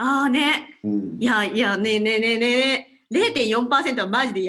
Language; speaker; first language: Japanese; native; Japanese